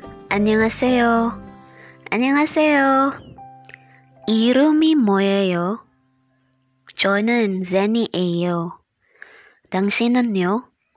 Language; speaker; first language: Korean; non-native, learner; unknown